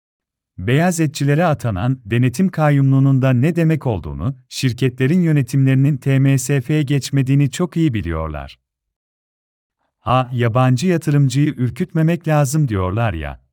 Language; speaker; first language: Turkish; native; Turkish